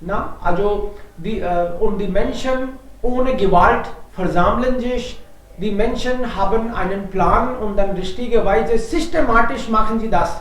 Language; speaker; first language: German; non-native, fluent; Hindi